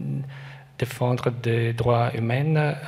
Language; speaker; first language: French; non-native, learner; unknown